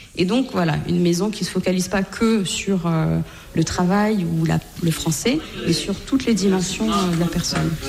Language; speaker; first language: French; native; French